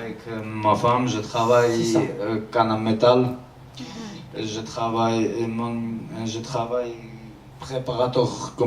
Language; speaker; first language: French; non-native, learner; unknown